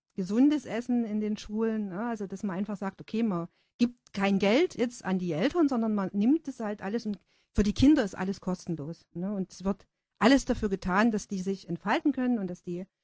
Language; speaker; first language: German; native; German